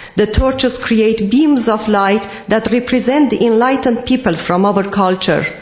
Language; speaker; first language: English; non-native, fluent; Persian